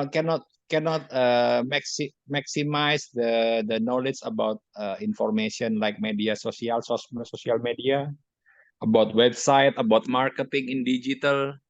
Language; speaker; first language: English; non-native, learner; Indonesian